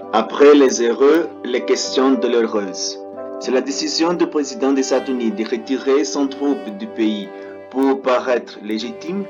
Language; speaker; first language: French; non-native, learner; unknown